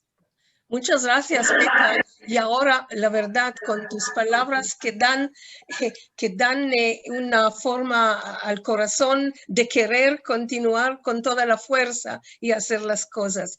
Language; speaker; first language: Spanish; non-native, fluent; Hebrew